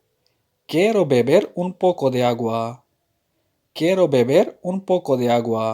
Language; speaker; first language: Spanish; non-native, fluent; Urdu